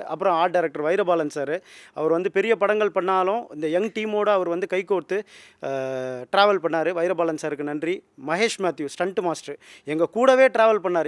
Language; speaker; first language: Tamil; native; Tamil